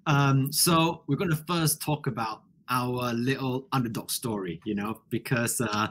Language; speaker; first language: English; non-native, local second language; Chinese